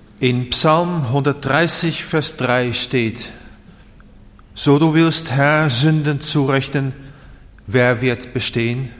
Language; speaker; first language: German; native; German